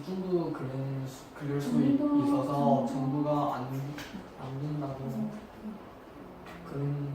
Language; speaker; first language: Korean; non-native, learner; Chinese